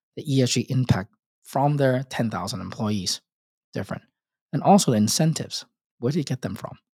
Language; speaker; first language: English; non-native, local second language; Cantonese